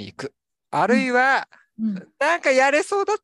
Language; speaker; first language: Japanese; native; Japanese